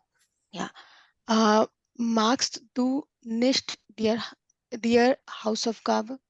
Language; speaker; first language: German; non-native, learner; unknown